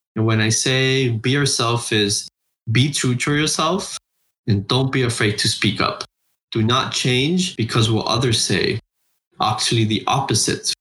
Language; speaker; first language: English; non-native, fluent; Spanish